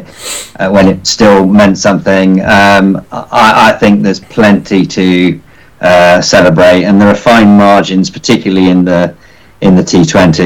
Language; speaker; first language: English; native; English